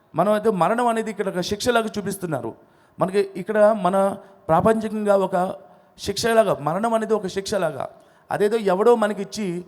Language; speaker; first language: Telugu; non-native, local second language; Odia